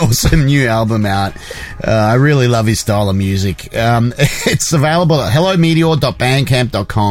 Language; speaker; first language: English; native; English